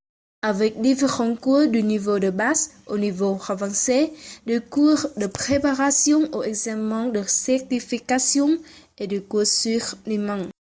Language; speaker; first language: French; non-native, learner; Vietnamese